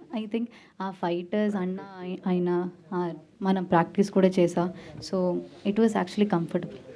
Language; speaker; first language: Telugu; non-native, learner; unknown